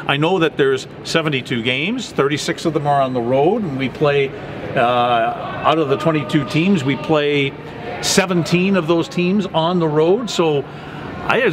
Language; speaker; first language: English; native; English